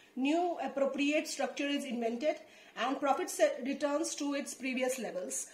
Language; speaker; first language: English; non-native, local second language; Hindi